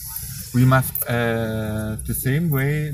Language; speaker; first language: English; non-native, learner; German